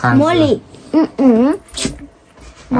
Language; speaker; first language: Chinese; early bilingual, heritage; Spanish